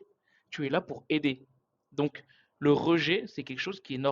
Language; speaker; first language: French; native; French